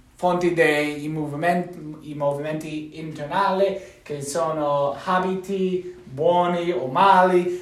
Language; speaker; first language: Italian; non-native, fluent; English